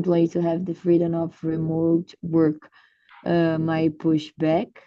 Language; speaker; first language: English; non-native, learner; Portuguese